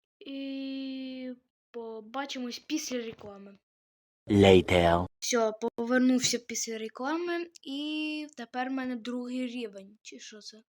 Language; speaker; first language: Ukrainian; native; Ukrainian